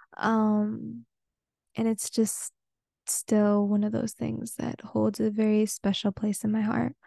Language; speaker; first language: English; early bilingual, other home language; Spanish